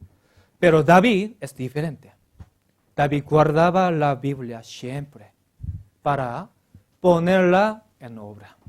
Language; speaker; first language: Spanish; non-native, learner; Korean